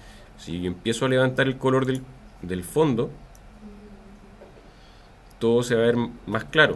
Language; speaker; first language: Spanish; native; Spanish